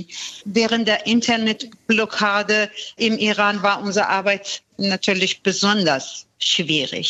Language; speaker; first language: German; non-native, fluent; Persian